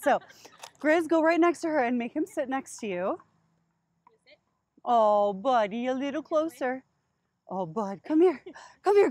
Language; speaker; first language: English; native; English